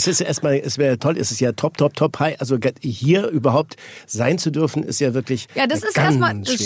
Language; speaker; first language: German; native; German